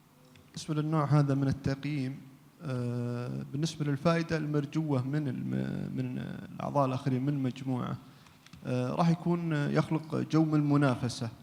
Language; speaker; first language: Arabic; native; Arabic